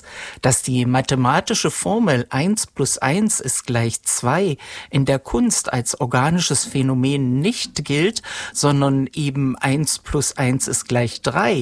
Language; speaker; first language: German; native; German